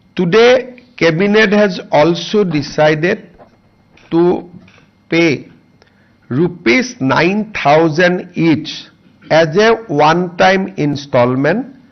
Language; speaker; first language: English; non-native, local second language; Assamese